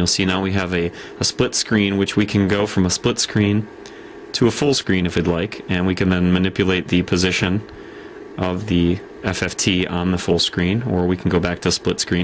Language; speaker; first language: English; native; English